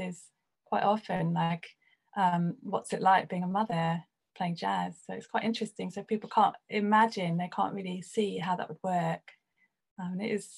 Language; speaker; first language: English; native; English